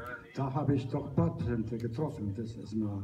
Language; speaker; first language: German; non-native, learner; Italian